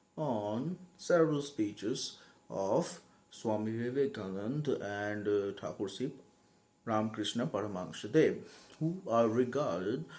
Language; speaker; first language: English; non-native, local second language; Bangla